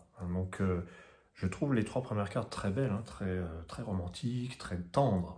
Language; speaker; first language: French; native; French